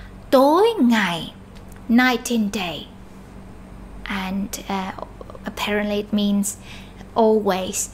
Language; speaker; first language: English; non-native, fluent; Vietnamese